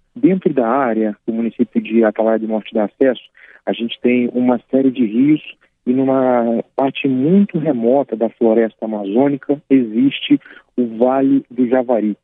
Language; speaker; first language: Portuguese; native; Portuguese